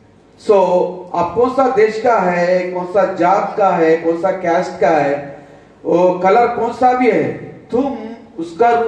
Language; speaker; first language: Hindi; non-native, local second language; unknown